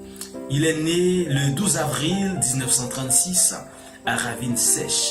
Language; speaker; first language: French; non-native, local second language; Haitian Creole